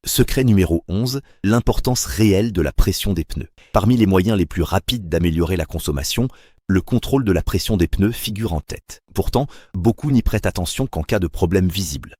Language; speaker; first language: French; native; French